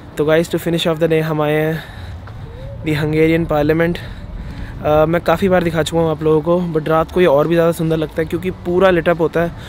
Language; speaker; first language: Hindi; native; Hindi